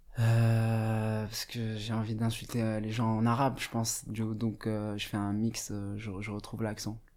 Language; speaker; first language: French; non-native, local second language; Arabic